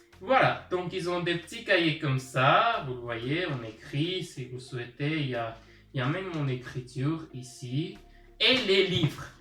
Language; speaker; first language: French; early bilingual, other home language; Armenian